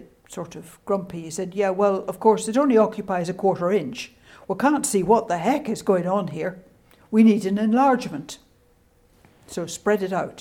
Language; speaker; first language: English; native; English